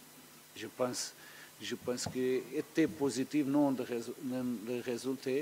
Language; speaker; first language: French; non-native, learner; Spanish